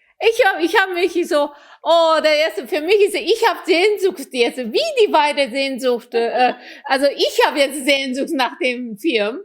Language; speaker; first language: German; non-native, fluent; Korean